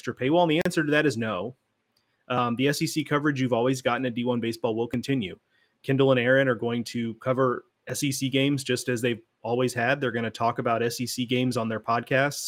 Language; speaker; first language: English; native; English